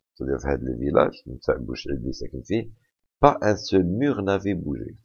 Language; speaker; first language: French; non-native, local second language; Arabic